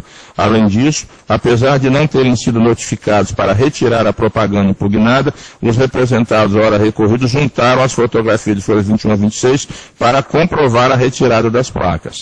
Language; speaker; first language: Portuguese; native; Portuguese